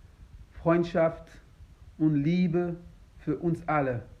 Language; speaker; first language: German; non-native, fluent; Kabuverdianu